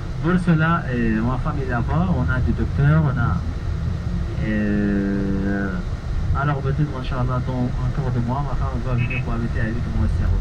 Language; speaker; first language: French; non-native, learner; Arabic